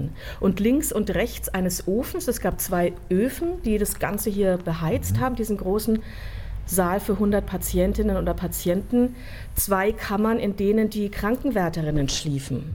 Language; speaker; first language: German; native; German